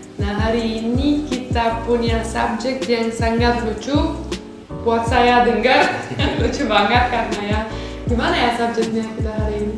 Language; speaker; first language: Indonesian; non-native, fluent; Romanian